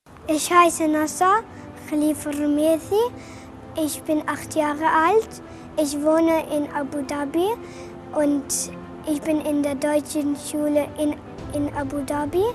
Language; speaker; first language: German; non-native, learner; Arabic